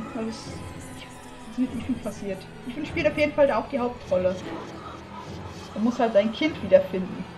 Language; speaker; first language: German; native; German